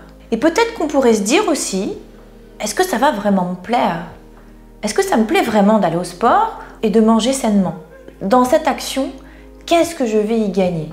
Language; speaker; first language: French; native; French